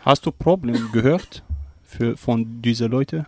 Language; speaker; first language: German; non-native, learner; Arabic